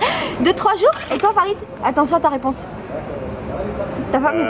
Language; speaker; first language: French; native; French